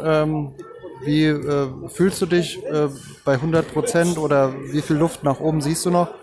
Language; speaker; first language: German; native; German